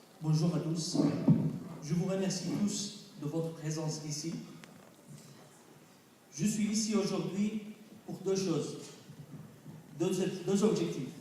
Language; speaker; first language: French; non-native, fluent; Arabic